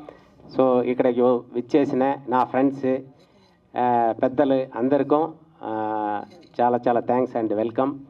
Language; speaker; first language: Telugu; native; Telugu